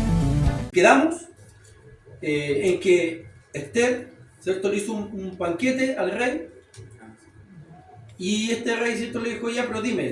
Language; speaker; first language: Spanish; native; Spanish